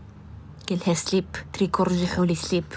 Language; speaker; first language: Arabic; native; Arabic